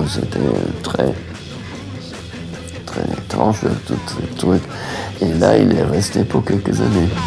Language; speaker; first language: French; non-native, fluent; German